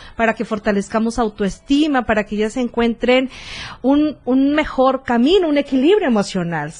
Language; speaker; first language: Spanish; native; Spanish